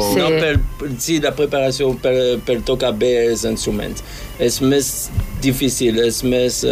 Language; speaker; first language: Catalan; non-native, fluent; English